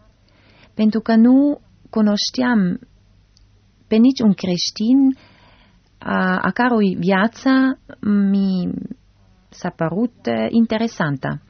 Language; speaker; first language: Romanian; non-native, fluent; German